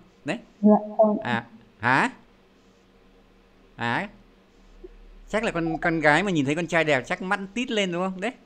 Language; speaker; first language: Vietnamese; native; Vietnamese